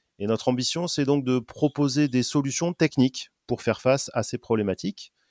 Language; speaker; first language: French; native; French